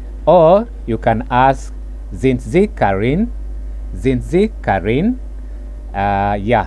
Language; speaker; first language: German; non-native, fluent; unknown